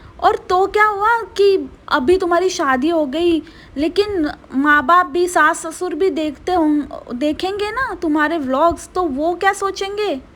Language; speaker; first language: Hindi; native; Hindi